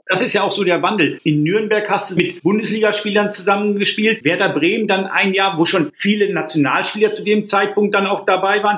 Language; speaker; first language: German; native; German